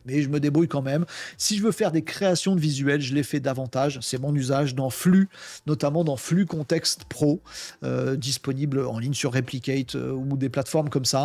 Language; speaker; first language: French; native; French